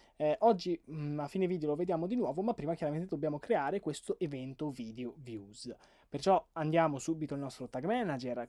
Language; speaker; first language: Italian; native; Italian